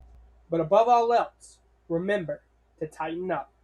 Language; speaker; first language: English; native; English